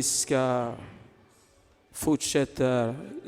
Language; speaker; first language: Swedish; non-native, fluent; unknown